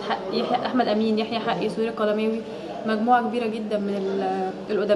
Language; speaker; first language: Arabic; native; Arabic